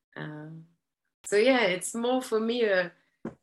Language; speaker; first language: English; non-native, fluent; French